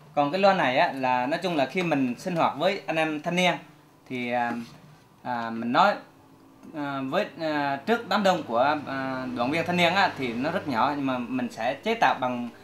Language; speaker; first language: Vietnamese; non-native, local second language; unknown